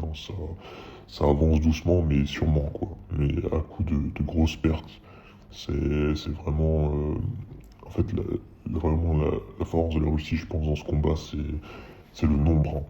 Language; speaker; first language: French; native; French